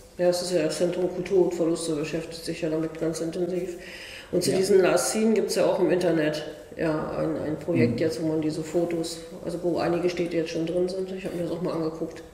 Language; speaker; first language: German; native; German